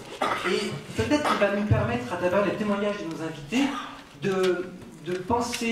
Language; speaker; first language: French; native; French